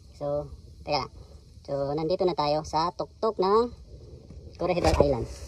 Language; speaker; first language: Filipino; non-native, local second language; Maguindanaon